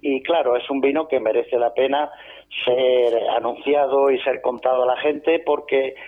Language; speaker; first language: Spanish; native; Spanish